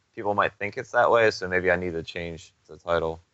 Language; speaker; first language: English; native; English